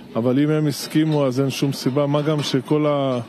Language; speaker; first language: Hebrew; native; Hebrew